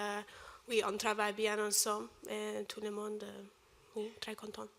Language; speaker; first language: French; non-native, learner; English